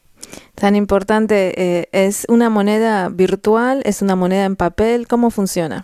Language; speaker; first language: Spanish; native; Spanish